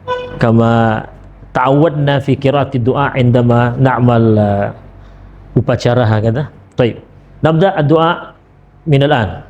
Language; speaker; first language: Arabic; non-native, fluent; Indonesian